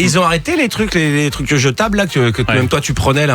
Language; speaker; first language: French; native; French